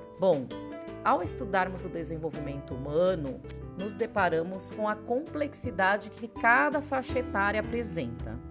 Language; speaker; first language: Portuguese; native; Portuguese